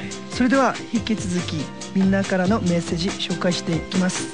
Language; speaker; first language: Japanese; non-native, fluent; Korean